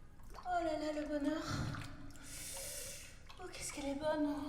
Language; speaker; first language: French; native; French